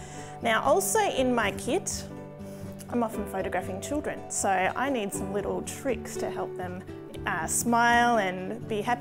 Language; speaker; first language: English; native; English